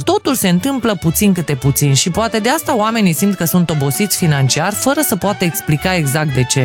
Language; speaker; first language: Romanian; native; Romanian